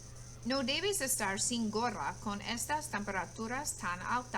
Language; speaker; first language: Spanish; non-native, fluent; English